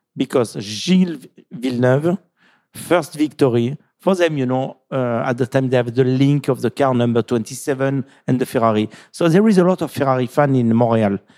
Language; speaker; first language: English; non-native, fluent; French